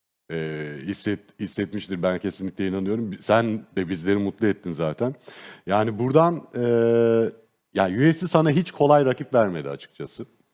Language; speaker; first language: Turkish; native; Turkish